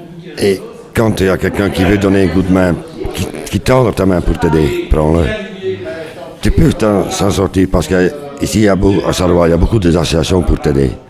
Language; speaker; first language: French; non-native, local second language; Dutch